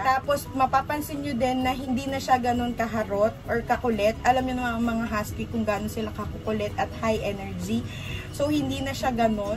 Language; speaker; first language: Filipino; native; Filipino